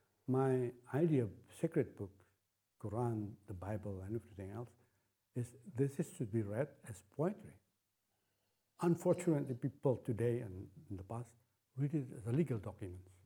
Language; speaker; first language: English; non-native, fluent; Indonesian